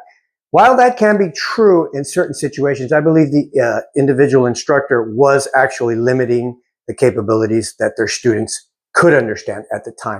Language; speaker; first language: English; native; English